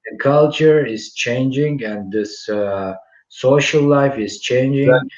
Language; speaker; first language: English; non-native, fluent; Turkish